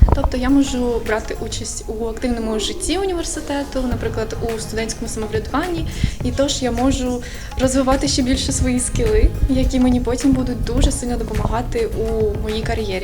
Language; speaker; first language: Ukrainian; native; Ukrainian